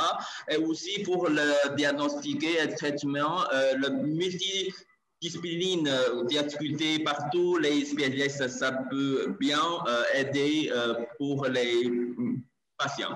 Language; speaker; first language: French; non-native, learner; Chinese